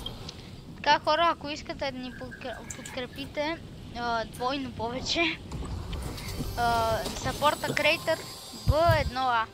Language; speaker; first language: Bulgarian; native; Bulgarian